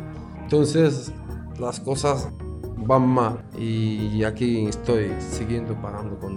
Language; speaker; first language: Spanish; non-native, fluent; Arabic